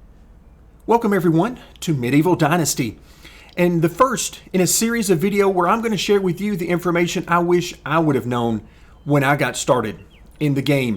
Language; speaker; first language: English; native; English